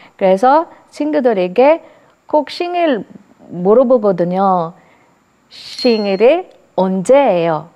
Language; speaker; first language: Korean; non-native, learner; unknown